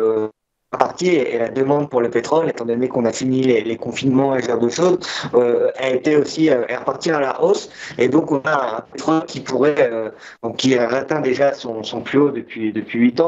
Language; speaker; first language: French; native; French